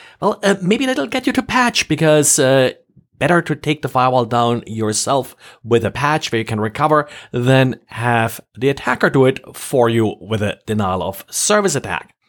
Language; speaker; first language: English; non-native, fluent; German